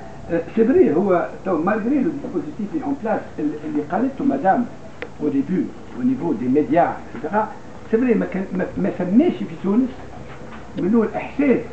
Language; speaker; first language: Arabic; native; Arabic